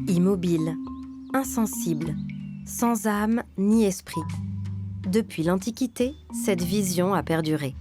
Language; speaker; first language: French; native; French